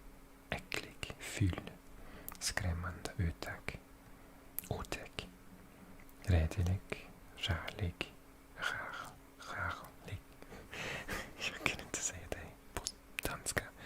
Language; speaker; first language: Swedish; non-native, learner; English